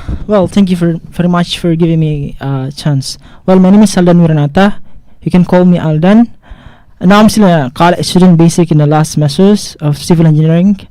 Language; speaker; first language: English; non-native, fluent; Indonesian